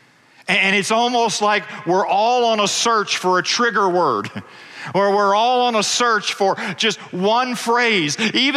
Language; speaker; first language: English; native; English